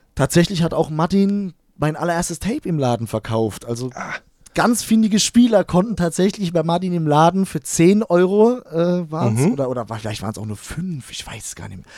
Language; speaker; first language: German; native; German